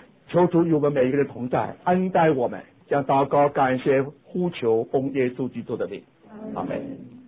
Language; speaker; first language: Chinese; native; Chinese